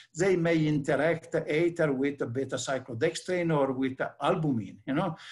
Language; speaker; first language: English; non-native, fluent; Italian